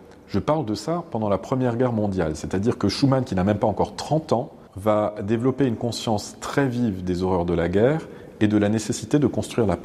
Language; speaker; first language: French; native; French